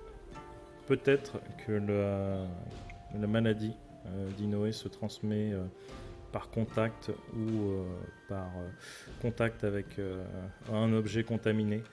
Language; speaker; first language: French; native; French